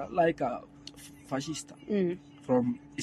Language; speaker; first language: English; non-native, learner; Arabic